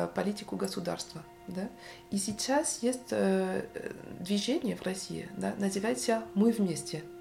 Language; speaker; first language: Russian; non-native, fluent; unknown